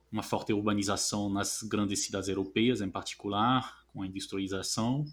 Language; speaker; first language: Portuguese; non-native, fluent; French